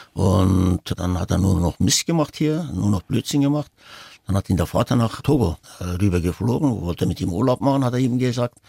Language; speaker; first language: German; early bilingual, other home language; Turkish